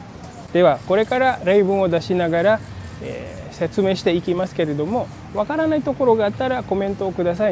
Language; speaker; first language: Japanese; non-native, fluent; Indonesian